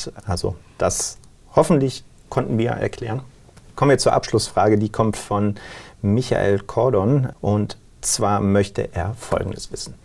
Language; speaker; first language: German; native; German